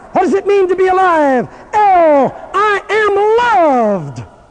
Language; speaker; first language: English; native; English